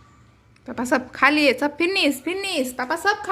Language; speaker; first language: Hindi; non-native, local second language; Odia